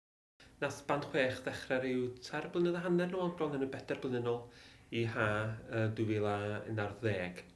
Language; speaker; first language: Welsh; native; Welsh